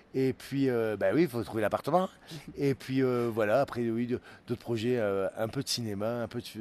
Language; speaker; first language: French; native; French